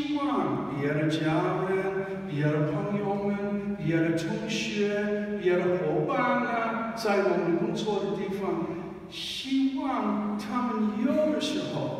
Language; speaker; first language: Chinese; non-native, fluent; English